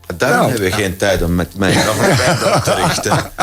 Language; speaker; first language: Dutch; non-native, fluent; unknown